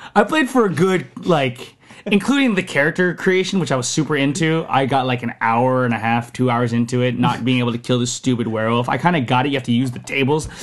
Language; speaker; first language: English; native; English